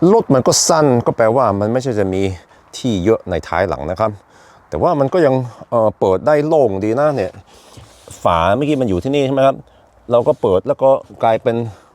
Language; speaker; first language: Thai; non-native, fluent; Norwegian